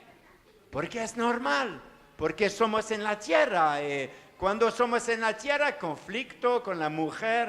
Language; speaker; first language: Spanish; non-native, learner; French